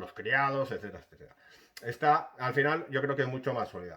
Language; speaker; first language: Spanish; native; Spanish